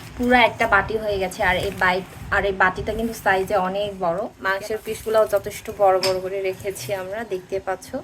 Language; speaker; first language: Bangla; native; Bangla